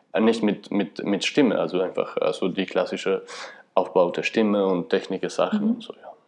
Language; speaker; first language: German; non-native, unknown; Albanian